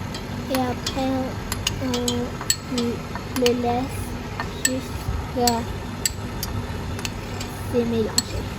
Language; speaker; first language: French; non-native, learner; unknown